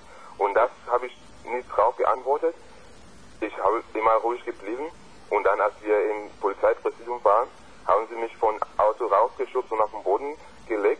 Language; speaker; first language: German; non-native, fluent; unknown